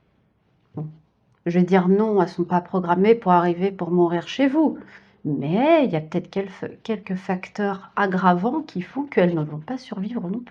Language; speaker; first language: French; native; French